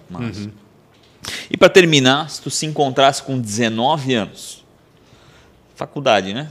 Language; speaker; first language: Portuguese; native; Portuguese